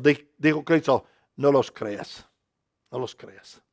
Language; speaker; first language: Spanish; non-native, fluent; English